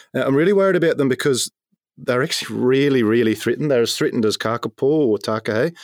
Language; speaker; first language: English; native; English